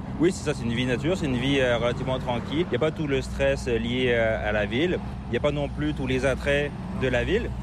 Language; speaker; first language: French; native; French